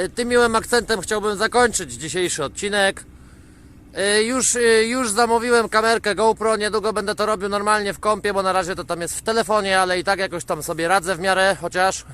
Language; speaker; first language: Polish; native; Polish